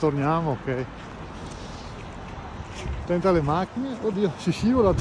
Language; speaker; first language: Italian; native; Italian